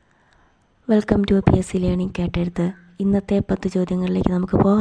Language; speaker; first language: Malayalam; native; Malayalam